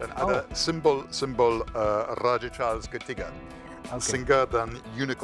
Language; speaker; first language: Indonesian; non-native, fluent; English